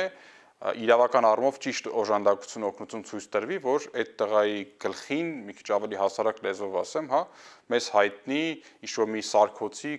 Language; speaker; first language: Armenian; native; Armenian